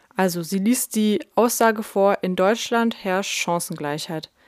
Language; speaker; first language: German; early bilingual, other home language; Russian